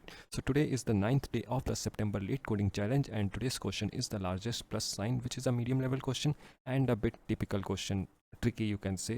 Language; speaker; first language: English; non-native, local second language; Hindi